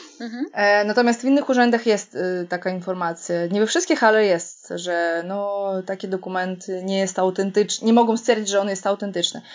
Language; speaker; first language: Polish; non-native, fluent; Russian